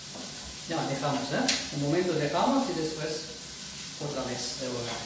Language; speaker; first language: Spanish; non-native, fluent; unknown